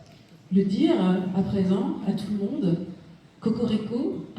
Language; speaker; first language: French; native; French